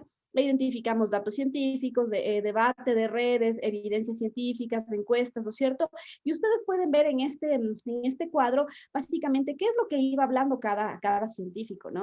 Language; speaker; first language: Spanish; native; Spanish